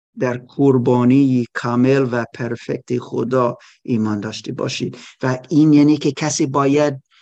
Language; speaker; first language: Persian; non-native, learner; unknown